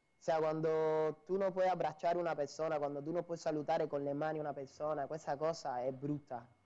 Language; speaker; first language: Italian; non-native, fluent; Spanish